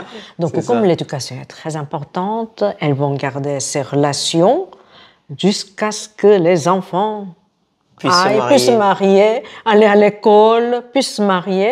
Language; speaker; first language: French; non-native, fluent; Korean